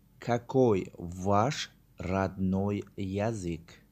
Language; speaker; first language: Russian; non-native, learner; Tajik